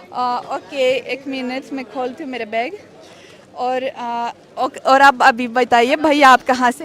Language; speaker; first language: Hindi; non-native, learner; Russian